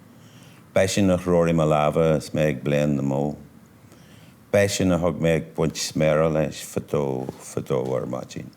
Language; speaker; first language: Irish; non-native, local second language; English